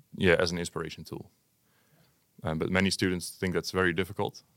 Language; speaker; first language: English; non-native, fluent; Dutch